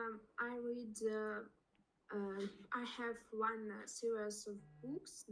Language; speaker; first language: English; non-native, learner; Russian